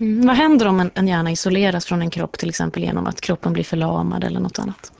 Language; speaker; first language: Swedish; native; Swedish